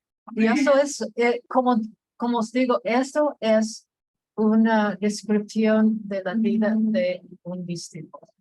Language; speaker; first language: Spanish; non-native, fluent; English